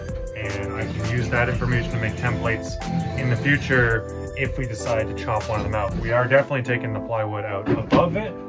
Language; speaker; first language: English; native; English